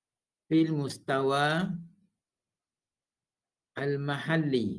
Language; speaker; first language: Arabic; non-native, fluent; Malay